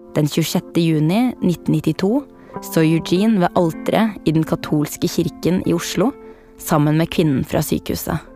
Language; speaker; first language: Norwegian; native; Norwegian